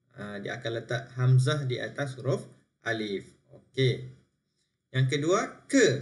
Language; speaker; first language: Malay; native; Malay